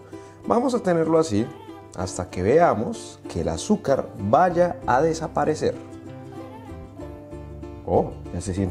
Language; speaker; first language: Spanish; native; Spanish